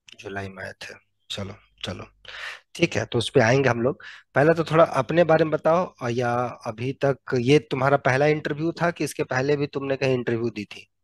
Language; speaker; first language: Hindi; native; Hindi